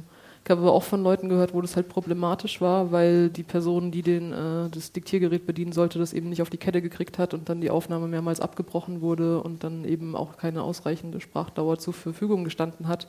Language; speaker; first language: German; native; German